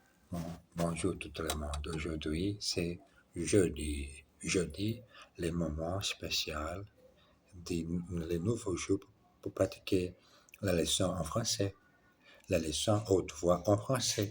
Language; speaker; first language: French; non-native, learner; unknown